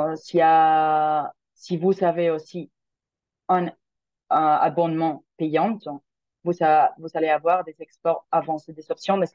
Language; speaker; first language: French; non-native, fluent; Spanish